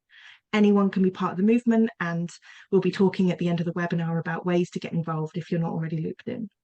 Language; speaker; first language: English; native; English